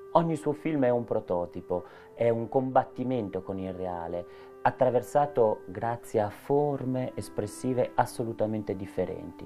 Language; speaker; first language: Italian; native; Italian